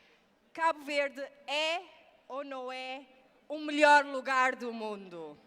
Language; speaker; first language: Portuguese; non-native, local second language; Kabuverdianu